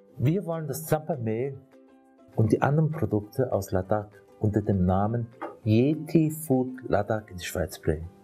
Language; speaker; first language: German; early bilingual, other home language; Swiss German